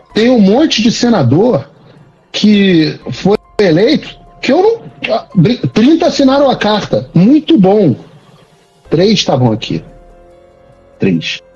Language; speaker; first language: Portuguese; native; Portuguese